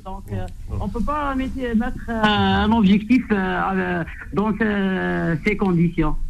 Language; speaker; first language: French; non-native, local second language; Arabic